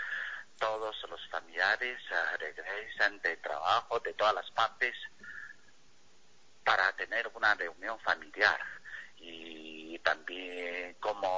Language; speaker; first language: Spanish; non-native, fluent; Chinese